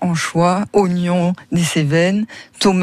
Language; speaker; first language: French; native; French